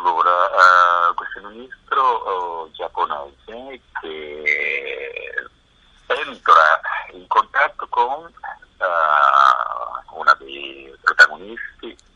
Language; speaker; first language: Italian; non-native, fluent; Japanese